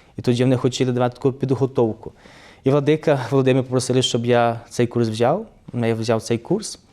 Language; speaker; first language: Ukrainian; early bilingual, heritage; Ukrainian